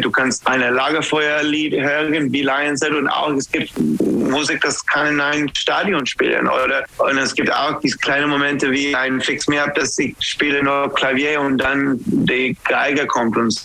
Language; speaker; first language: German; non-native, learner; English